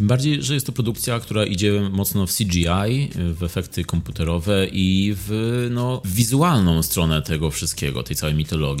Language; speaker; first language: Polish; native; Polish